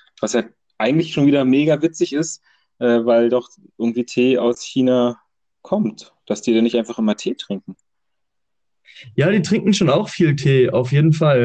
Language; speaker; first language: German; native; German